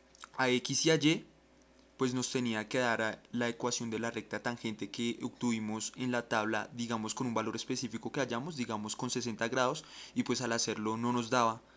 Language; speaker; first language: Spanish; native; Spanish